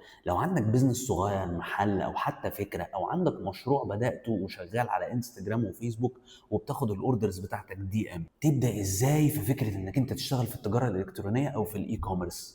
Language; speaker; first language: Arabic; native; Arabic